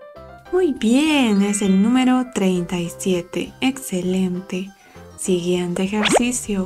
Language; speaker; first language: Spanish; native; Spanish